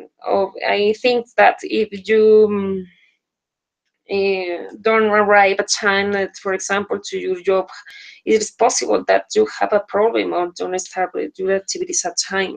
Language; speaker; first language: English; non-native, learner; Spanish